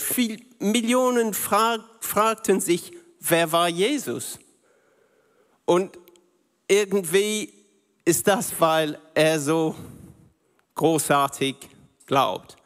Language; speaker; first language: German; non-native, learner; English